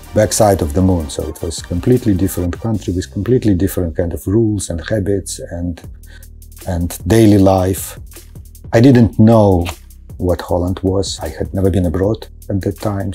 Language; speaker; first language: English; non-native, fluent; Russian